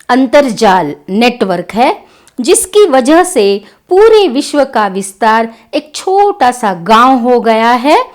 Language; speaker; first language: Hindi; non-native, local second language; Kannada